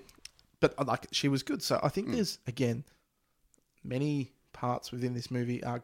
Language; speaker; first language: English; native; English